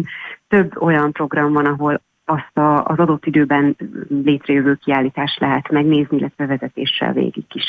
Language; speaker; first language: Hungarian; native; Hungarian